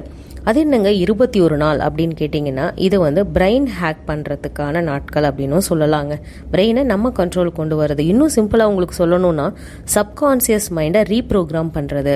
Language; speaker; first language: Tamil; native; Tamil